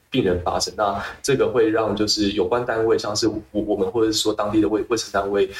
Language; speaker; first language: Chinese; native; Chinese